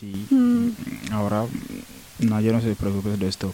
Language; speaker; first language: Spanish; non-native, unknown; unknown